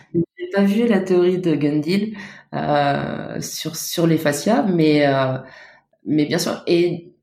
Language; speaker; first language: French; native; French